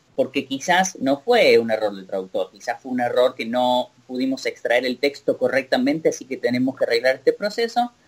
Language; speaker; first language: Spanish; native; Spanish